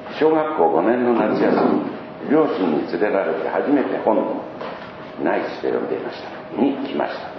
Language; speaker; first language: Japanese; native; Japanese